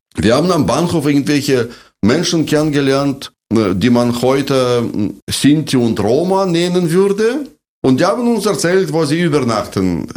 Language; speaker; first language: German; non-native, fluent; Russian